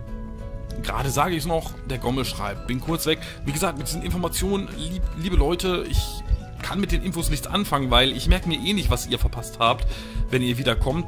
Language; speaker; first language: German; native; German